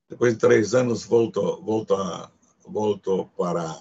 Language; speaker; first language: Portuguese; non-native, fluent; Hungarian